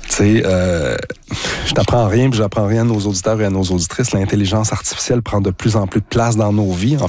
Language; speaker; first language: French; native; French